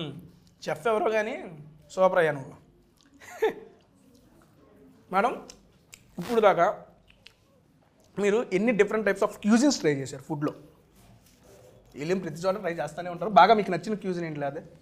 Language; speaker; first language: Telugu; native; Telugu